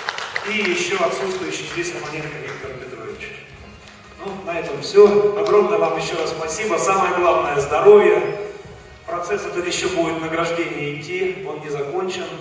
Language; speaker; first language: Russian; native; Russian